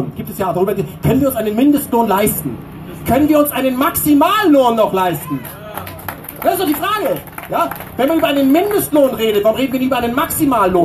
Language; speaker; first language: German; native; German